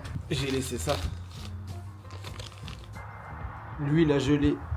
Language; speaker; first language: French; native; French